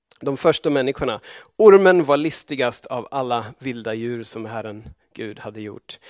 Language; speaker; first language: Swedish; non-native, fluent; English